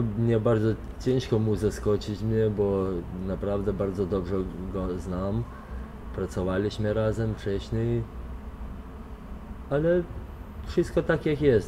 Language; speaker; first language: Polish; non-native, fluent; Lithuanian